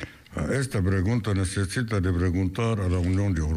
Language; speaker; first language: Spanish; non-native, fluent; Arabic